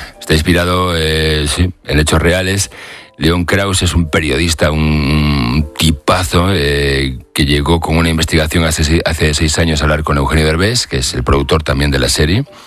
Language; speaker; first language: Spanish; native; Spanish